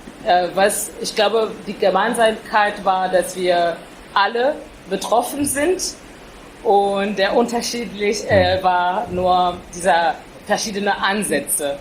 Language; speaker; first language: German; non-native, fluent; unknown